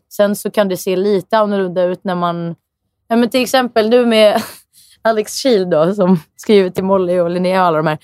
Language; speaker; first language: Swedish; native; Swedish